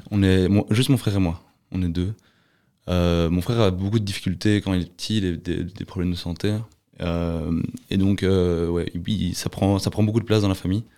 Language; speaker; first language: French; native; French